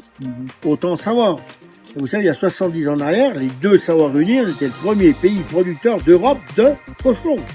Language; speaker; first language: French; native; French